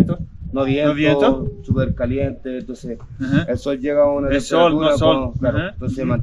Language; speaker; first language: Spanish; native; Spanish